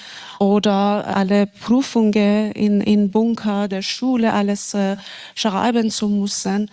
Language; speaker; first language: German; non-native, learner; Persian